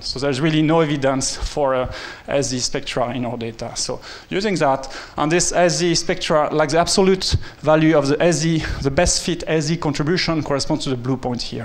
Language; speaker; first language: English; non-native, fluent; French